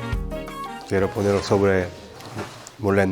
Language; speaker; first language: Spanish; non-native, learner; Korean